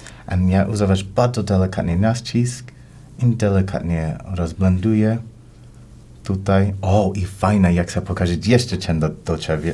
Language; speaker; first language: Polish; non-native, learner; English